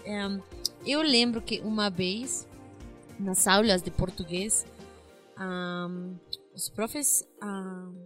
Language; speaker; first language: Portuguese; non-native, learner; Spanish